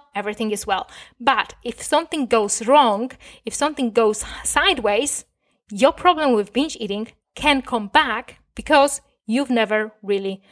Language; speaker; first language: English; non-native, fluent; Polish